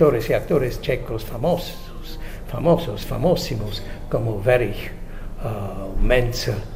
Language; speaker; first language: Spanish; non-native, fluent; Czech